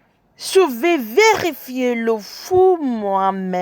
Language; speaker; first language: French; non-native, fluent; English